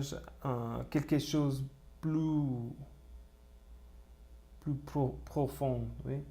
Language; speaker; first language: French; non-native, learner; Spanish